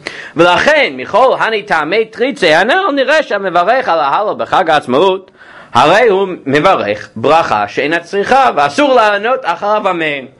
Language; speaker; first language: Hebrew; non-native, fluent; English